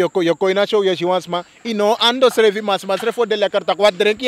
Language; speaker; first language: Dutch; native; Dutch